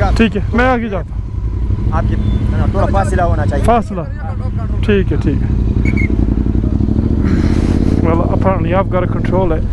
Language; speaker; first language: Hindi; early bilingual, heritage; Urdu